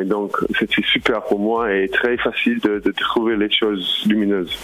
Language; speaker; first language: French; non-native, learner; English